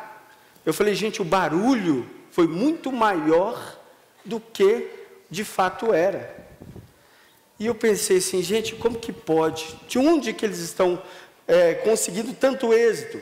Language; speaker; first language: Portuguese; native; Portuguese